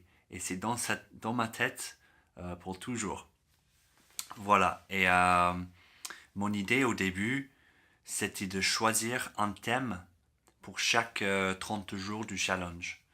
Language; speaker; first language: French; non-native, learner; English